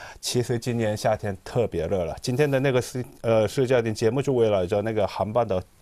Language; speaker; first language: Chinese; non-native, fluent; Korean